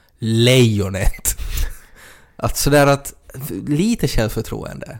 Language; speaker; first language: Swedish; native; Swedish